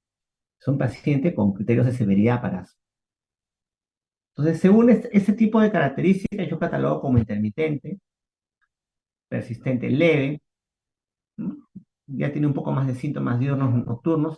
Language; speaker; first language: Spanish; native; Spanish